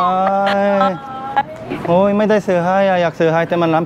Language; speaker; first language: Korean; native; Korean